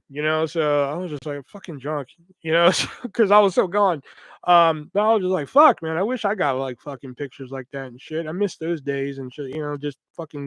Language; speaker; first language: English; native; English